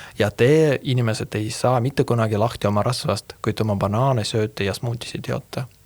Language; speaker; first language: Estonian; non-native, fluent; Russian